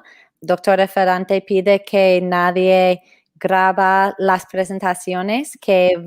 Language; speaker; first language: Spanish; non-native, fluent; English